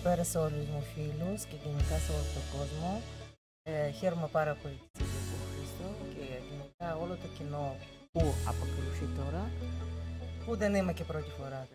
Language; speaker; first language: Greek; non-native, learner; Russian